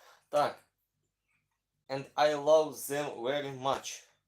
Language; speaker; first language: English; non-native, learner; Ukrainian